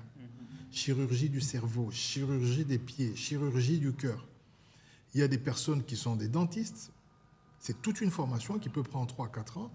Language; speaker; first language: French; non-native, local second language; Lingala